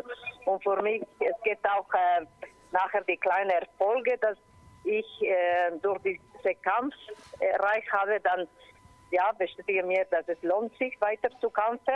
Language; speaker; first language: German; non-native, learner; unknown